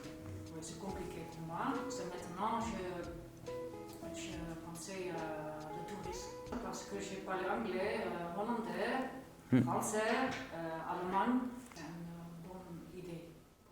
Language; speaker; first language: French; non-native, learner; Dutch